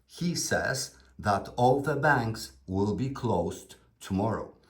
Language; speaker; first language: English; non-native, fluent; Polish